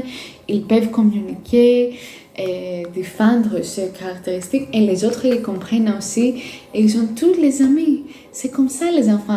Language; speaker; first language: French; non-native, fluent; Greek